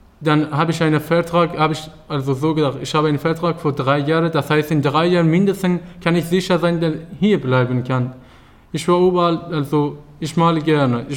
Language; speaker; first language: German; non-native, learner; Persian